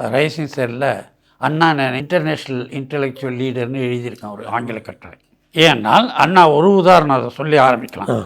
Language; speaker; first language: Tamil; native; Tamil